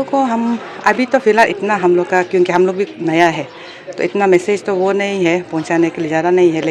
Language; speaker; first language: Hindi; non-native, local second language; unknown